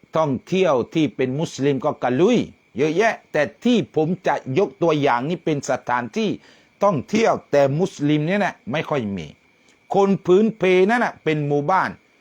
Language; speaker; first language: Thai; non-native, local second language; Malay